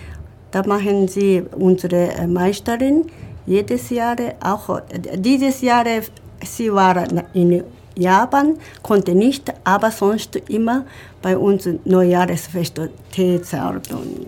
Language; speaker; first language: German; non-native, learner; Japanese